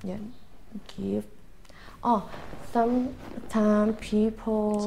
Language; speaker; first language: English; non-native, learner; Thai